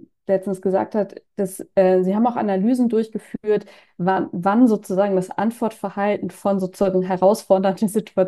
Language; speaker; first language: German; native; German